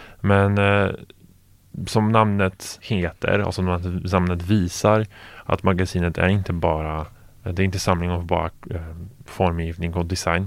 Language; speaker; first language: Swedish; non-native, fluent; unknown